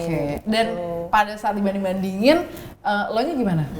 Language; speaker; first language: Indonesian; native; Indonesian